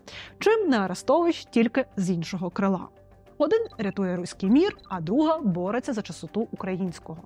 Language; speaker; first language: Ukrainian; non-native, local second language; Russian